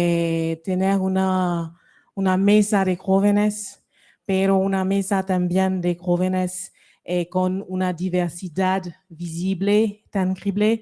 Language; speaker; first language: Spanish; non-native, fluent; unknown